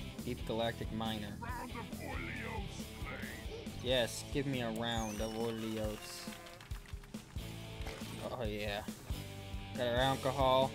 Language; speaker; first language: English; native; English